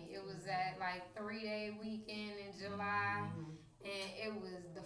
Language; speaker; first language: English; native; English